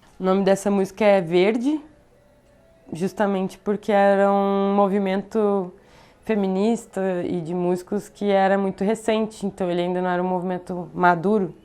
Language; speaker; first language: Portuguese; native; Portuguese